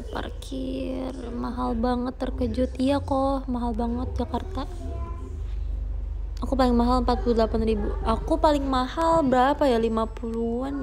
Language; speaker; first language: Indonesian; native; Indonesian